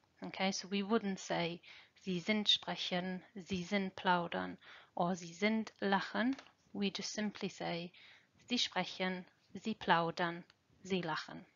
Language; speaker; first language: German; non-native, fluent; English